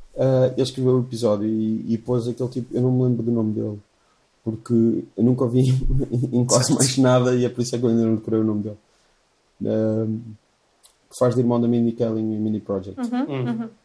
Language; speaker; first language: Portuguese; native; Portuguese